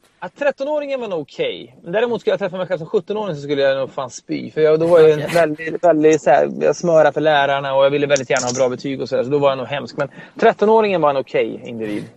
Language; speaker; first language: Swedish; native; Swedish